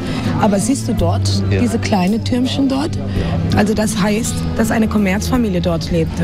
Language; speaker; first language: German; non-native, fluent; Spanish